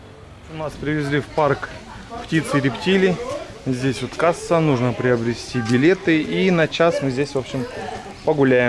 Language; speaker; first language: Russian; native; Russian